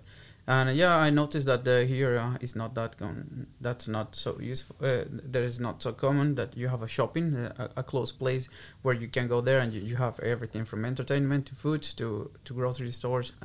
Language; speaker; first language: English; non-native, fluent; Portuguese